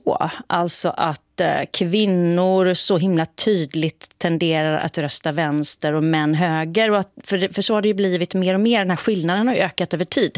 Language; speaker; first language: Swedish; native; Swedish